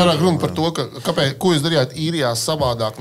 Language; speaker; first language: Latvian; native; Latvian